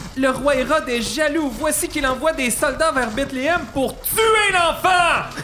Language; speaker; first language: French; native; French